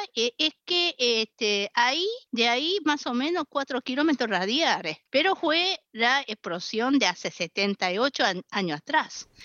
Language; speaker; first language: Spanish; non-native, fluent; Japanese